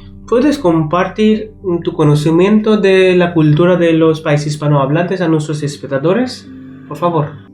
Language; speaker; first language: Spanish; non-native, learner; Bangla